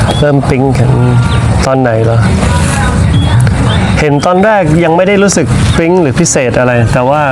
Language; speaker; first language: Thai; native; Thai